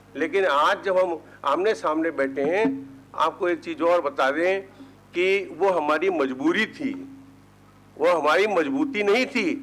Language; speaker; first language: Hindi; native; Hindi